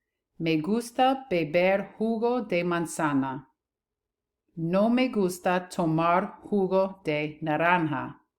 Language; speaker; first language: Spanish; non-native, fluent; English